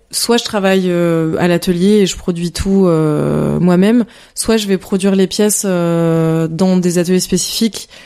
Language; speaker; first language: French; native; French